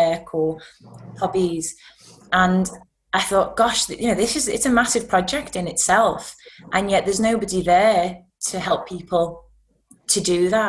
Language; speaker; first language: English; native; English